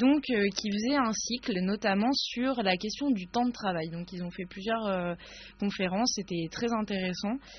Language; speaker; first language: French; native; French